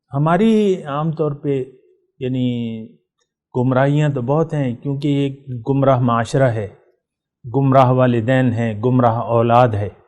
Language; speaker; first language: Urdu; non-native, local second language; Pashto